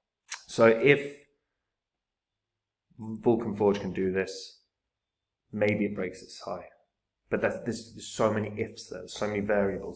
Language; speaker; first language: English; native; English